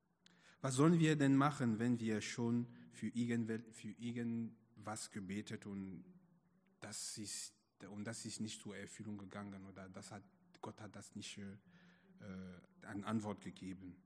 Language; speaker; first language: German; non-native, fluent; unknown